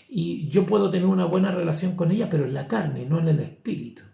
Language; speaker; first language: Spanish; native; Spanish